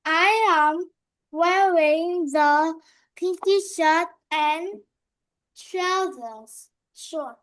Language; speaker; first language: English; non-native, learner; Vietnamese